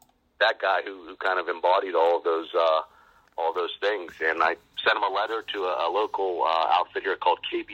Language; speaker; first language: English; native; English